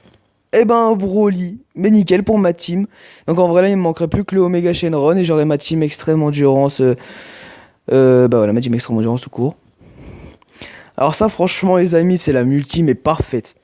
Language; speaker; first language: French; native; French